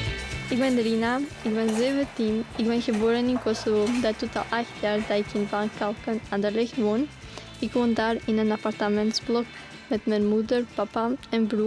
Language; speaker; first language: Dutch; early bilingual, other home language; Albanian